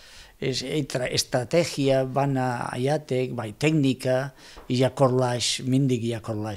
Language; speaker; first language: Hungarian; non-native, learner; Spanish